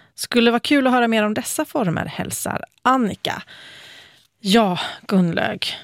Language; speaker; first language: Swedish; native; Swedish